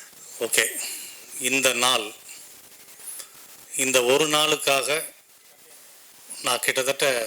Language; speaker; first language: Tamil; native; Tamil